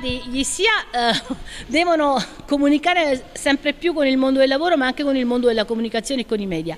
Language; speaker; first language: Italian; native; Italian